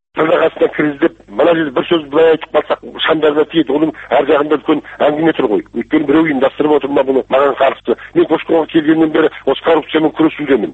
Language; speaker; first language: Kazakh; native; Kazakh